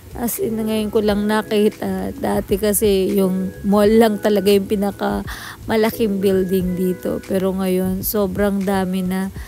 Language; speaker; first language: Filipino; native; Filipino